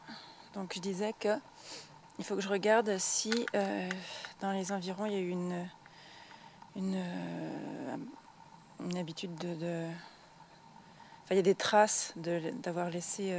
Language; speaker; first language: French; native; French